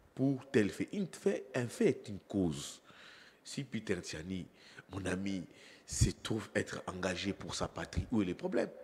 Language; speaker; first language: French; non-native, local second language; Lingala